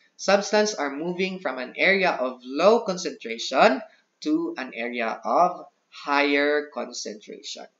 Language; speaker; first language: English; non-native, local second language; Cebuano